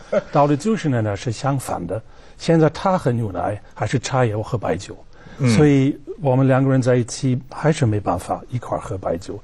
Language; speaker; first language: Chinese; non-native, fluent; German